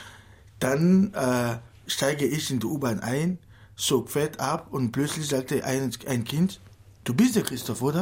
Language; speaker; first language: German; non-native, fluent; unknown